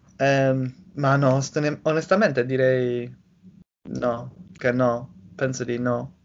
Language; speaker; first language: Italian; non-native, learner; English